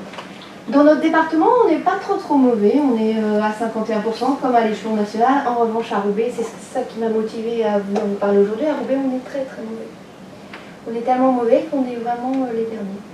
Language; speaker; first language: French; native; French